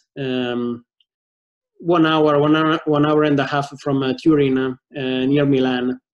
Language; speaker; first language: English; non-native, fluent; Italian